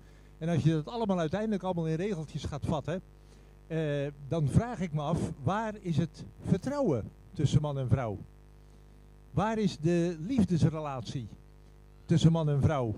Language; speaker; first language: Dutch; native; Dutch